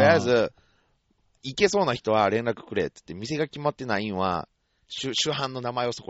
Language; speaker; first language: Japanese; native; Japanese